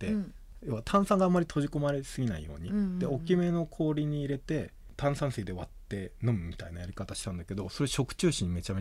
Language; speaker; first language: Japanese; native; Japanese